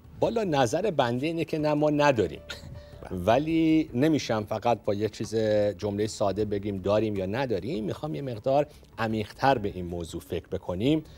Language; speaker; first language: Persian; native; Persian